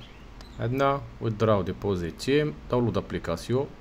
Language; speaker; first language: Arabic; native; Arabic